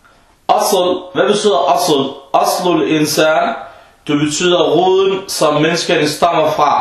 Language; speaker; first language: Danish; non-native, fluent; Arabic